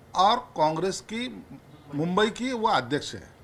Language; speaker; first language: Hindi; non-native, local second language; Marathi